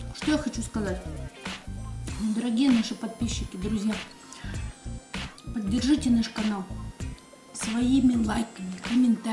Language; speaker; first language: Russian; native; Russian